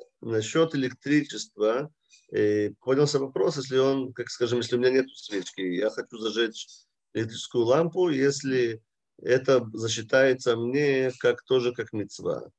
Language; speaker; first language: Russian; early bilingual, heritage; Russian